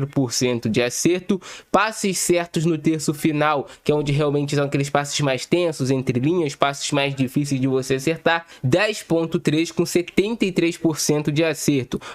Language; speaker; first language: Portuguese; native; Portuguese